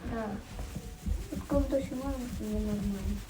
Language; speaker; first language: Russian; non-native, local second language; Kazakh